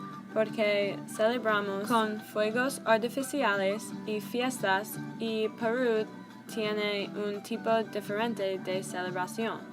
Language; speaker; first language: Spanish; non-native, learner; English